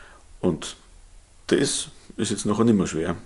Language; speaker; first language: German; native; German